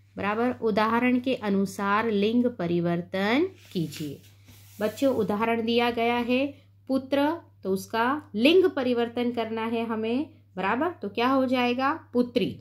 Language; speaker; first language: Hindi; non-native, local second language; Gujarati